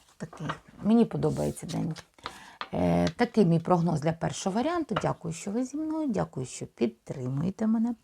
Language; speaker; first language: Ukrainian; non-native, local second language; Russian